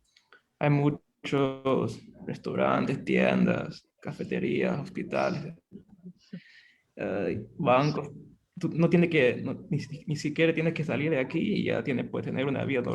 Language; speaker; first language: Spanish; non-native, fluent; Chinese